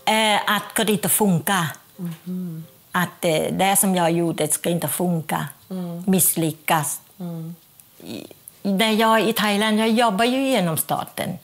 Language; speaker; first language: Swedish; non-native, fluent; Thai